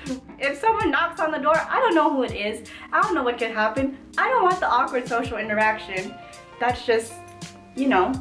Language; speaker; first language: English; native; English